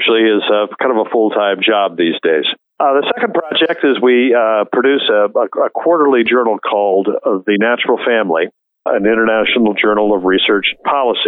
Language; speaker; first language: English; native; English